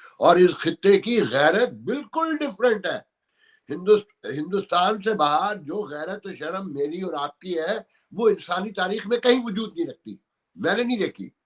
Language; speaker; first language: Urdu; native; Urdu